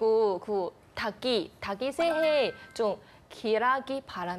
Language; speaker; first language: Korean; non-native, fluent; Chinese